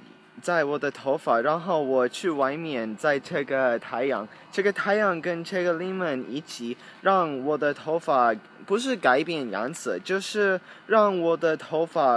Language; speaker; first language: Chinese; non-native, learner; English